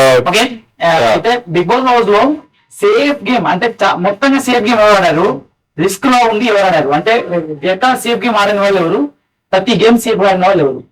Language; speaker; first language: Telugu; native; Telugu